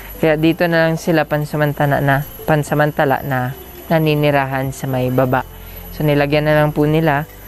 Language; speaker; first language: Filipino; non-native, local second language; Cebuano